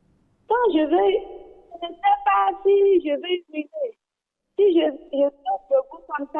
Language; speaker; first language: French; non-native, learner; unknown